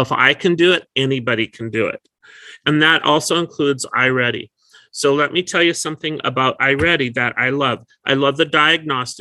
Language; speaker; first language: English; native; English